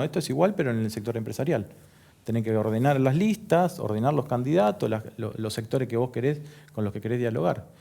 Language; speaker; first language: Spanish; native; Spanish